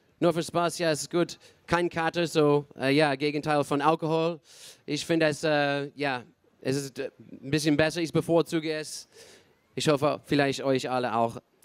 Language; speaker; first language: German; non-native, learner; English